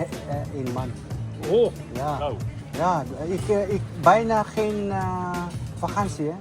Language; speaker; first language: Dutch; non-native, learner; Filipino